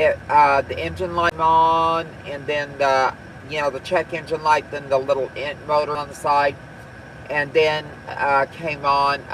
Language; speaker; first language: English; native; English